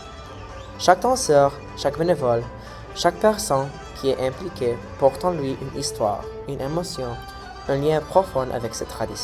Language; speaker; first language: French; native; French